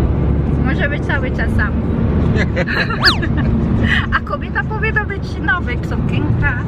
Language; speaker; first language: Polish; non-native, learner; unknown